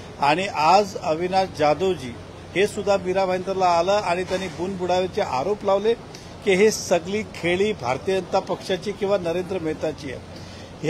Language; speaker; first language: Marathi; non-native, local second language; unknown